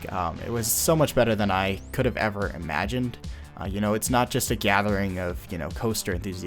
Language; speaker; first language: English; native; English